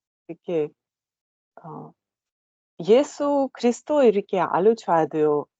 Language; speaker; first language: Korean; non-native, learner; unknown